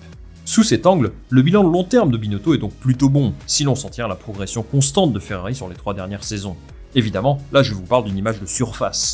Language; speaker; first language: French; native; French